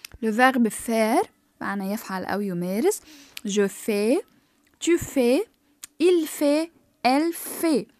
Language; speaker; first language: French; non-native, fluent; Arabic